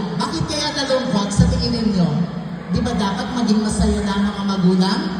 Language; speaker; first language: Filipino; non-native, local second language; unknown